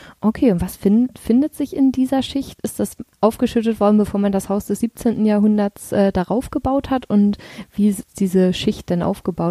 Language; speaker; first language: German; native; German